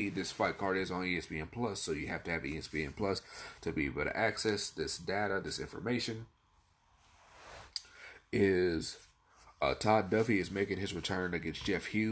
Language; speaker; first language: English; native; English